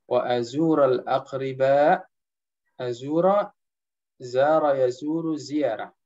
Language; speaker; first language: Arabic; non-native, fluent; Indonesian